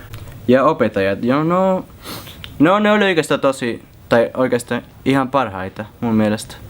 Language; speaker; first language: Finnish; non-native, fluent; Spanish